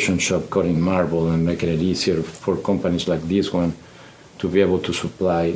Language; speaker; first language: English; non-native, fluent; Spanish